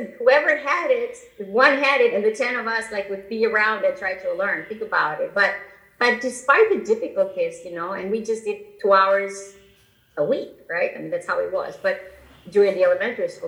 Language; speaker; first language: English; non-native, fluent; Albanian